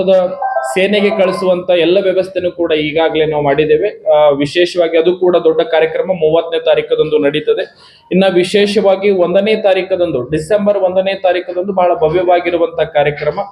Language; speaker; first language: Kannada; native; Kannada